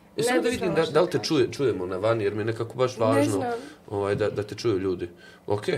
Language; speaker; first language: Bosnian; native; Bosnian